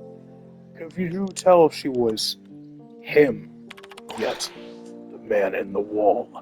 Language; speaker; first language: English; native; English